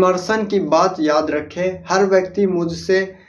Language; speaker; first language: Hindi; native; Hindi